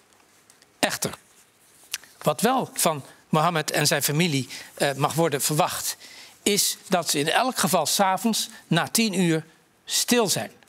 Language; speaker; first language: Dutch; native; Dutch